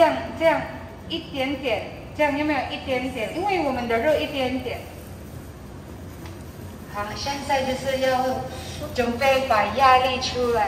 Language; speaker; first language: Chinese; non-native, learner; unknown